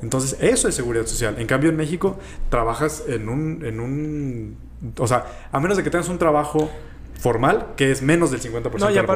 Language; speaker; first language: Spanish; native; Spanish